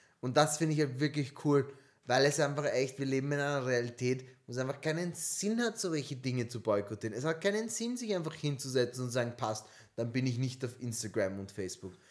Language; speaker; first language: German; early bilingual, other home language; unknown